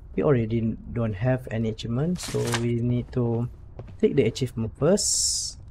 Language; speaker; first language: English; non-native, local second language; Malay